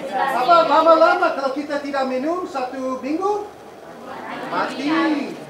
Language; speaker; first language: Indonesian; non-native, fluent; English